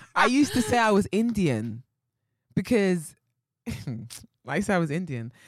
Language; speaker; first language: English; native; English